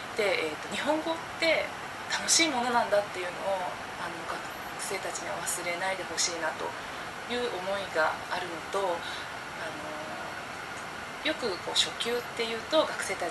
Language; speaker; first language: Japanese; native; Japanese